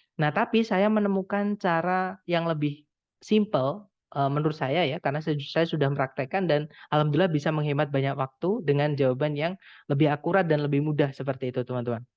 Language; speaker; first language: Indonesian; non-native, local second language; Javanese